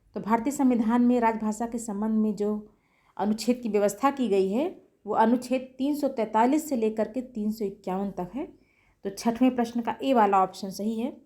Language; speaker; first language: Hindi; native; Hindi